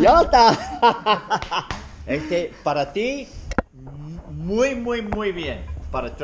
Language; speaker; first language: Spanish; non-native, learner; English